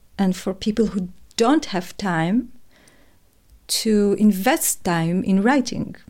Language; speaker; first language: English; non-native, fluent; Hebrew